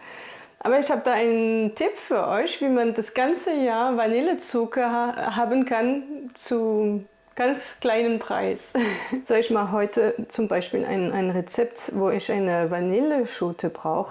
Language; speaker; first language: German; non-native, fluent; French